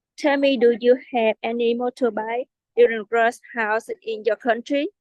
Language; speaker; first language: English; non-native, learner; Vietnamese